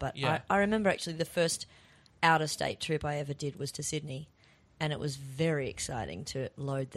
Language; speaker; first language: English; native; English